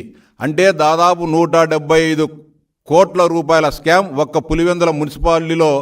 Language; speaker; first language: Telugu; native; Telugu